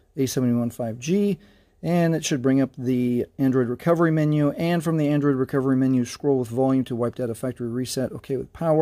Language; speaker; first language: English; native; English